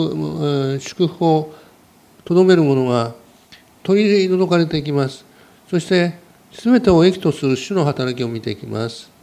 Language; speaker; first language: Japanese; native; Japanese